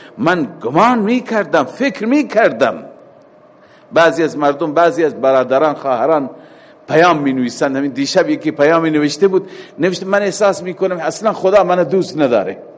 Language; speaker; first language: Persian; native; Persian